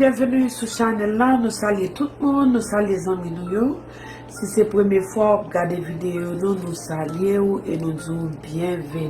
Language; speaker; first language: French; non-native, local second language; Haitian Creole